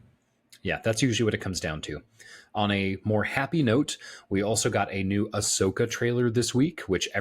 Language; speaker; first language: English; native; English